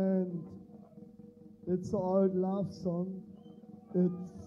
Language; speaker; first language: English; non-native, learner; German